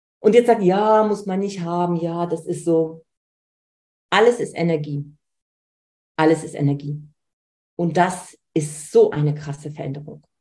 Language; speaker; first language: German; early bilingual, other home language; Polish